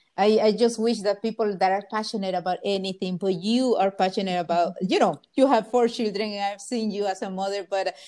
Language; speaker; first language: English; non-native, fluent; Spanish